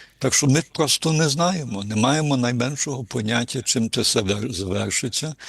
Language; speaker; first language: Ukrainian; early bilingual, heritage; Ukrainian